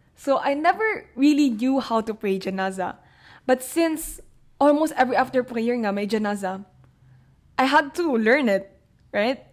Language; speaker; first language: English; non-native, local second language; Filipino